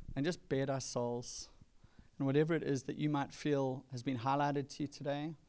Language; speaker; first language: English; native; English